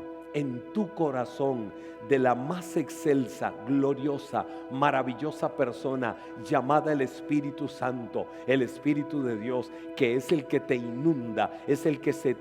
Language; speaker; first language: Spanish; native; Spanish